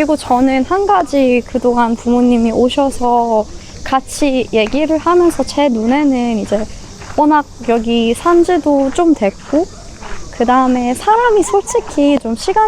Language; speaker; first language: Korean; non-native, fluent; Persian